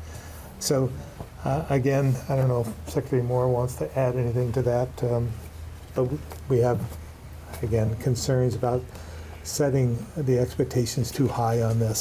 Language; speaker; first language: English; native; English